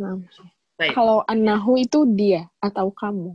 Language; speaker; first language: Indonesian; non-native, learner; Arabic